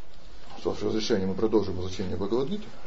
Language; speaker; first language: Russian; native; Russian